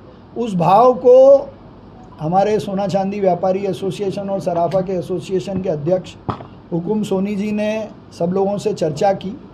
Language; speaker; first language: Hindi; native; Hindi